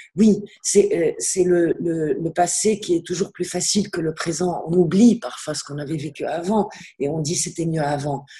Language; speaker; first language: French; non-native, local second language; Arabic